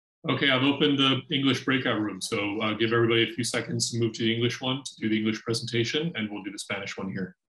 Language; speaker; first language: English; native; English